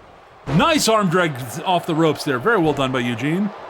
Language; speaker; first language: English; native; English